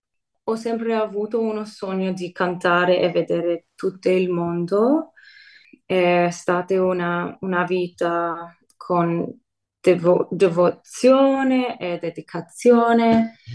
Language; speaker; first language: Italian; early bilingual, heritage; English